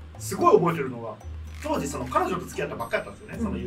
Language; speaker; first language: Japanese; native; Japanese